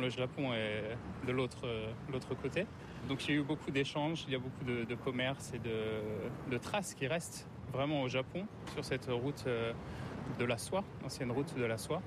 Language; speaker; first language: French; native; French